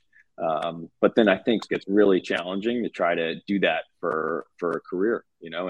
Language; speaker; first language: English; native; English